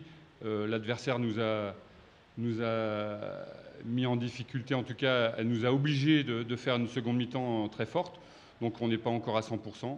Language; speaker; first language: French; native; French